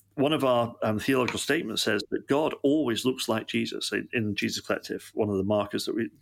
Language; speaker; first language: English; native; English